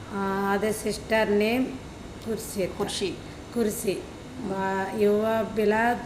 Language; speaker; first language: Arabic; non-native, learner; Telugu